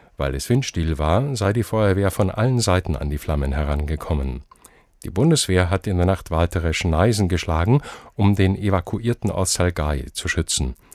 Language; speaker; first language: German; native; German